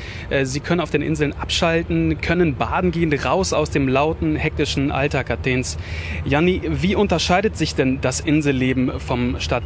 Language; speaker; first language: German; native; German